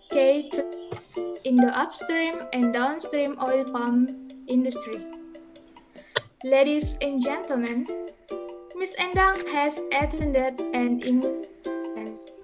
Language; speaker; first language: English; non-native, learner; Indonesian